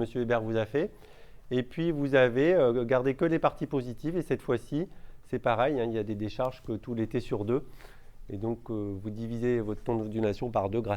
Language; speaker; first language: French; native; French